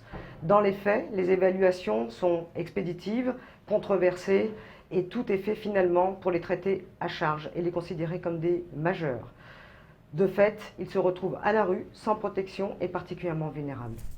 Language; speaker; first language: French; native; French